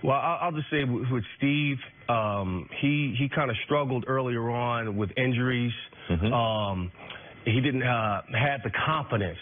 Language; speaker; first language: English; native; English